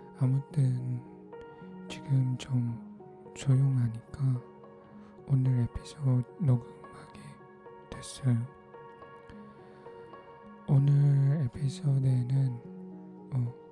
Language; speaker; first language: Korean; non-native, learner; Filipino